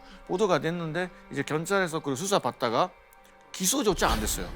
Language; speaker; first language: Korean; non-native, fluent; Japanese